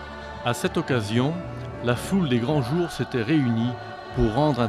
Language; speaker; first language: French; native; French